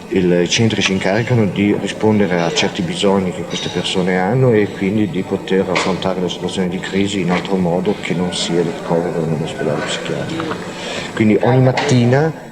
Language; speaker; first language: Italian; native; Italian